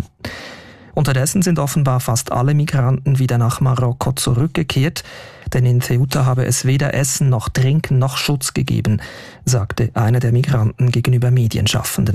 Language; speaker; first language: German; native; German